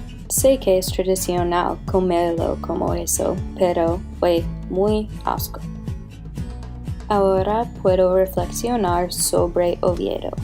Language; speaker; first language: Spanish; non-native, learner; English